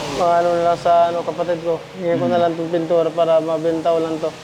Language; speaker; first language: Filipino; native; Filipino